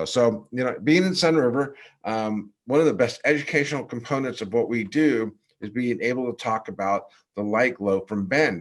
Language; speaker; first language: English; native; English